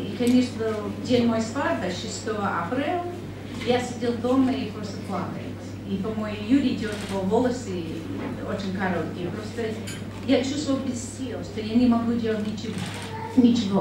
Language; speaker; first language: Russian; non-native, learner; English